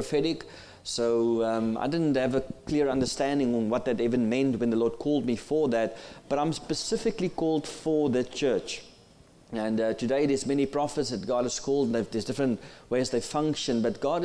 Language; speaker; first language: English; non-native, local second language; Afrikaans